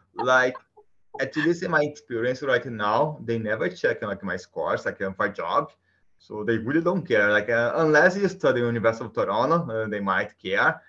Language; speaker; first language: English; non-native, fluent; Portuguese